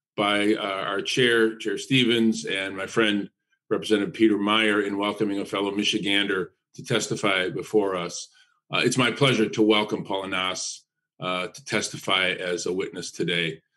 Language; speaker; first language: English; native; English